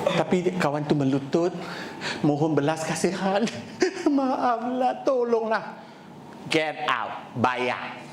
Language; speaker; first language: Malay; non-native, local second language; Chinese